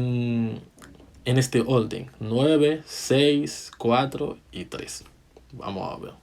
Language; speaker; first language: Spanish; non-native, fluent; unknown